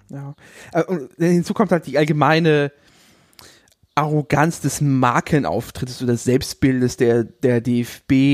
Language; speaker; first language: German; native; German